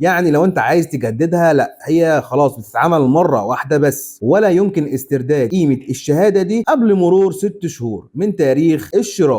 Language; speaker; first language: Arabic; native; Arabic